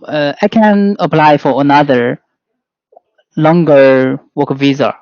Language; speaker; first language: English; non-native, learner; Chinese